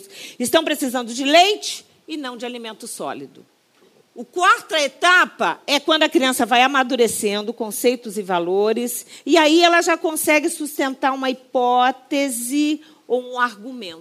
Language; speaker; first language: Portuguese; native; Portuguese